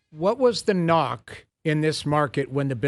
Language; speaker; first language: English; native; English